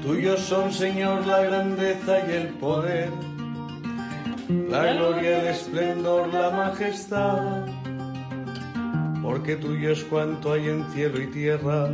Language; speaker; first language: Spanish; native; Spanish